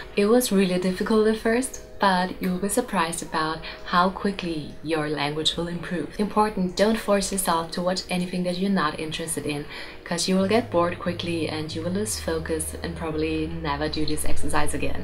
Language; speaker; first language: English; non-native, fluent; German